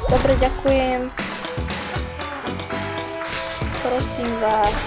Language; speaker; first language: Slovak; non-native, learner; Ukrainian